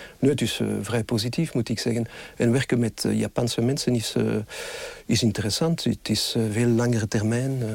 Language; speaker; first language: Dutch; non-native, local second language; French